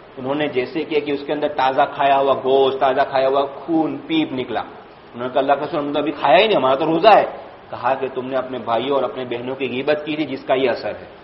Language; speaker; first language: Urdu; native; Urdu